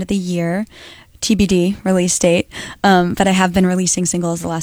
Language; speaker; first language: English; native; English